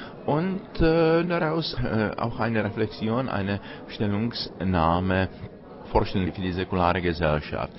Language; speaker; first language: German; non-native, fluent; Czech